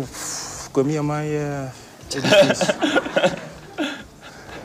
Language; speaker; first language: Portuguese; non-native, learner; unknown